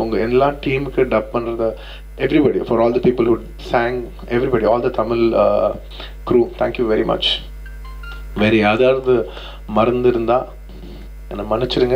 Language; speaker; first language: Tamil; non-native, local second language; Telugu